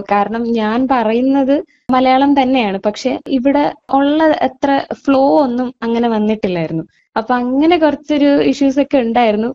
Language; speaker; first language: Malayalam; early bilingual, heritage; Malayalam